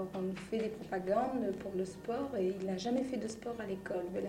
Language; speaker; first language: French; native; French